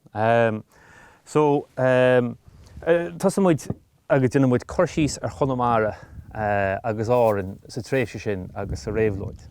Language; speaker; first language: Irish; native; Irish